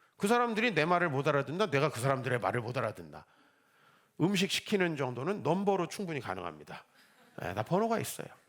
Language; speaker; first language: Korean; native; Korean